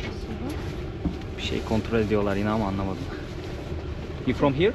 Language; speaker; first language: Turkish; native; Turkish